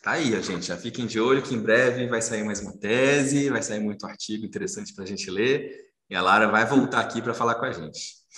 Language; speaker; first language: Portuguese; native; Portuguese